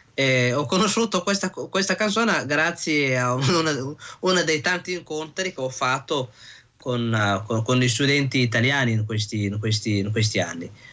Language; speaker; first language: Italian; non-native, fluent; Somali